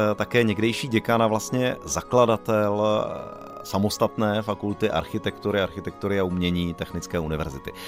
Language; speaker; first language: Czech; native; Czech